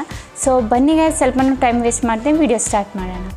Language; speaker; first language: Kannada; native; Kannada